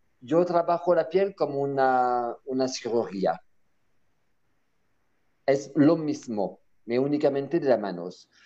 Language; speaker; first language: Spanish; non-native, learner; French